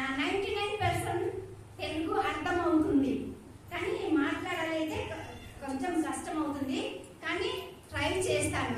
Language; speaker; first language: Telugu; non-native, learner; Odia